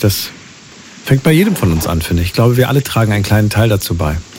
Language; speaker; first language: German; native; German